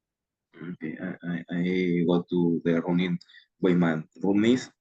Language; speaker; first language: English; non-native, learner; Spanish